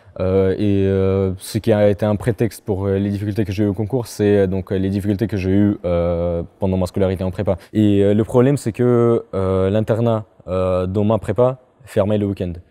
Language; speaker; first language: French; non-native, fluent; Chechen